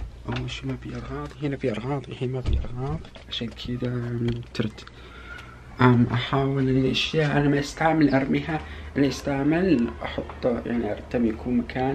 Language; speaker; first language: Arabic; non-native, learner; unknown